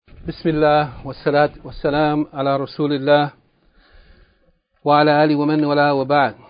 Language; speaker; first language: Arabic; non-native, fluent; English